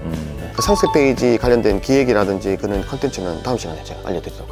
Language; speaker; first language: Korean; native; Korean